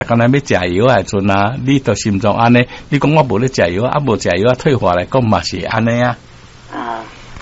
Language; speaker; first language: Chinese; non-native, local second language; Min Nan Chinese